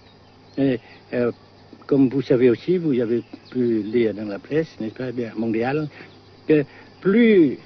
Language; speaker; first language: French; non-native, local second language; Vietnamese